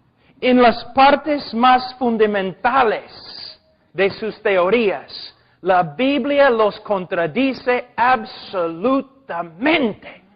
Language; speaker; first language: Spanish; non-native, fluent; English